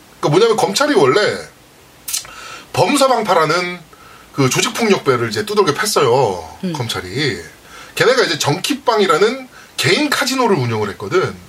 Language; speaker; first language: Korean; native; Korean